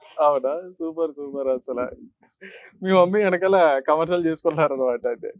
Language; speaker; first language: Telugu; native; Telugu